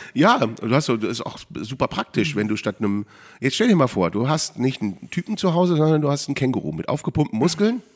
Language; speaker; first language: German; native; German